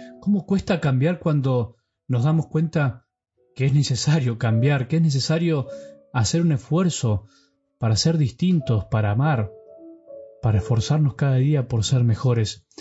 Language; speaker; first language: Spanish; native; Spanish